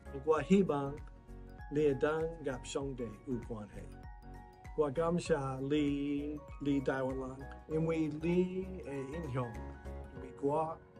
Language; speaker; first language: Chinese; non-native, learner; English